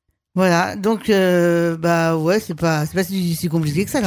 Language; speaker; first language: French; native; French